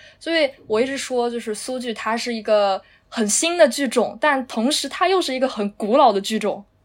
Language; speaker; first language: Chinese; native; Chinese